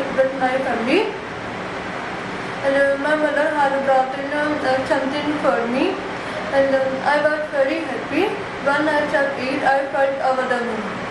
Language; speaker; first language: English; non-native, learner; Punjabi